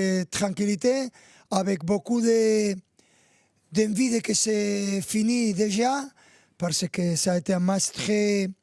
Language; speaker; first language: French; non-native, fluent; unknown